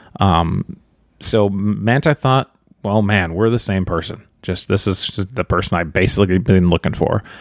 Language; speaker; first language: English; native; English